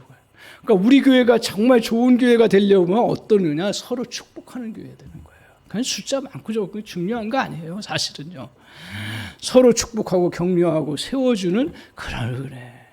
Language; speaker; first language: Korean; native; Korean